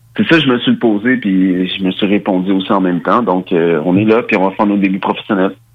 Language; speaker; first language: French; early bilingual, other home language; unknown